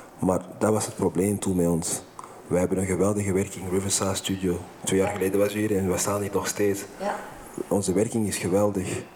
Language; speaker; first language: Dutch; non-native, fluent; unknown